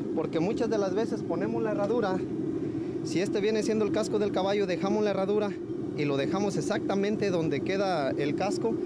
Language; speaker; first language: Spanish; native; Spanish